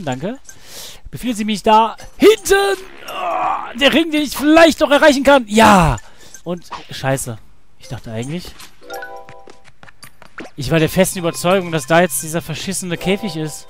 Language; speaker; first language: German; native; German